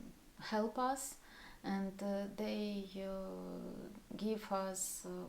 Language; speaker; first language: English; non-native, learner; Russian